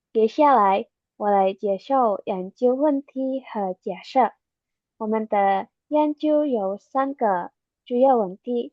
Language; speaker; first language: Chinese; non-native, learner; Indonesian